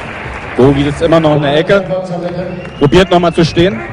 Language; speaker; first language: German; native; German